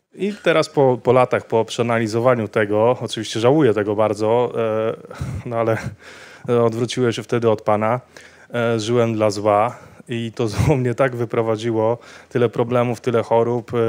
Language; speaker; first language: Polish; native; Polish